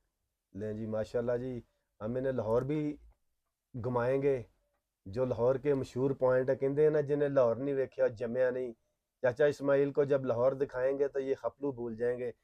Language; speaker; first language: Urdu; non-native, local second language; Punjabi